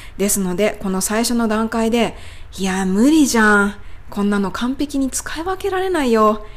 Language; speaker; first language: Japanese; native; Japanese